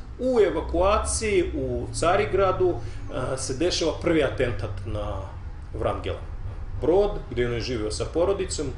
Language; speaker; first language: Serbian; non-native, fluent; Russian